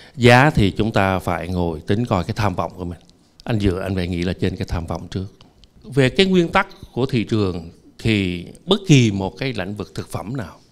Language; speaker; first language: Vietnamese; native; Vietnamese